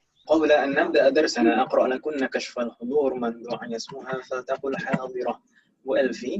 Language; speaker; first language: Arabic; non-native, fluent; Indonesian